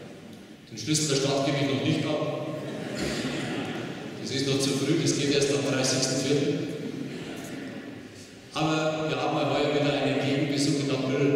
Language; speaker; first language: German; native; German